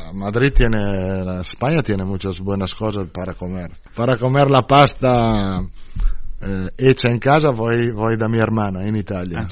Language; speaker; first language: Spanish; non-native, fluent; Italian